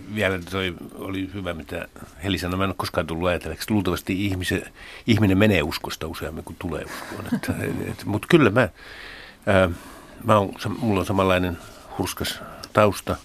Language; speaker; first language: Finnish; native; Finnish